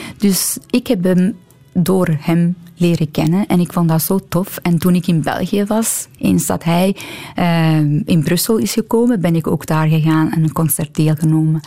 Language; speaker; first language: Dutch; non-native, fluent; Persian